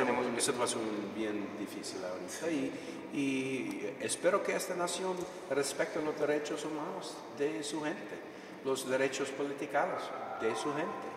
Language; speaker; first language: Spanish; non-native, fluent; English